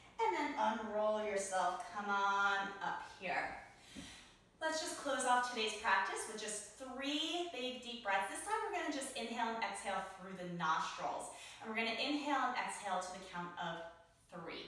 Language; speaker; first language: English; native; English